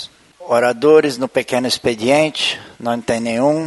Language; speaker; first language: Portuguese; native; Portuguese